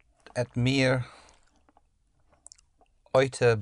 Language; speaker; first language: German; non-native, learner; English